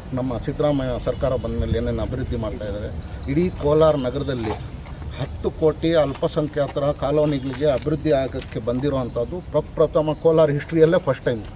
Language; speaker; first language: Kannada; non-native, local second language; Urdu